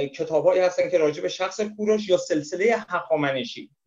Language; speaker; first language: Persian; native; Persian